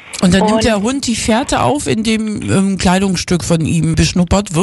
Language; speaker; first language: German; native; German